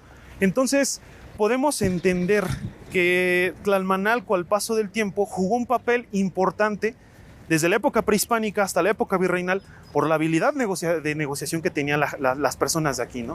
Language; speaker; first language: Spanish; native; Spanish